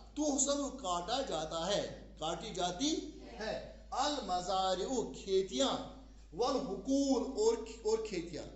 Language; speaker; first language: Urdu; non-native, local second language; Kashmiri